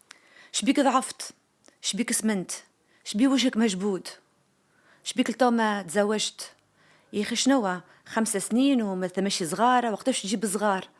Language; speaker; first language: Arabic; native; Arabic